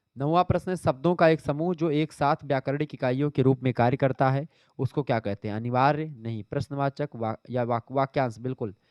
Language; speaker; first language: Hindi; native; Hindi